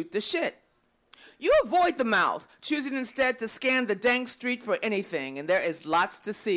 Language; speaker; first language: English; native; English